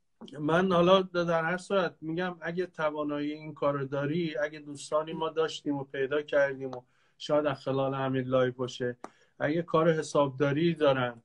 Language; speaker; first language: Persian; native; Persian